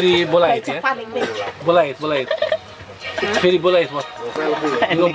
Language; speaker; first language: English; non-native, learner; Arabic